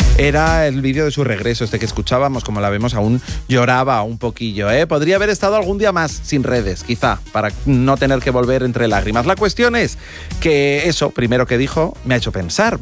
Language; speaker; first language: Spanish; native; Spanish